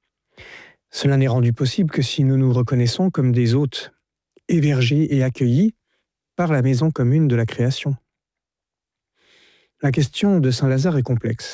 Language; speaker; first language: French; native; French